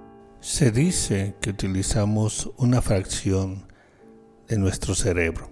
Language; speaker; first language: Spanish; native; Spanish